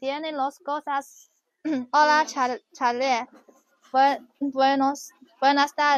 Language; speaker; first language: Spanish; non-native, learner; Chinese